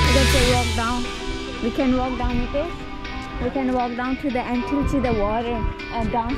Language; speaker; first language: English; non-native, learner; Hindi